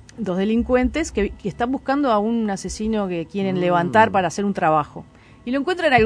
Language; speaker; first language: Spanish; native; Spanish